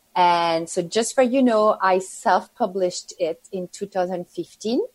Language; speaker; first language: English; non-native, fluent; French